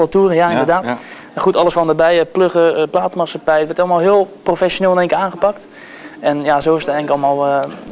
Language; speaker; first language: Dutch; native; Dutch